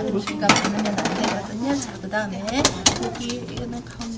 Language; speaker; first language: Korean; native; Korean